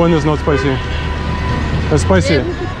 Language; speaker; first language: English; non-native, learner; Lithuanian